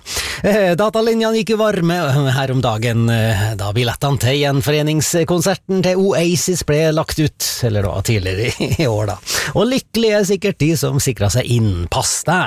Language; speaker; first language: Norwegian; native; Norwegian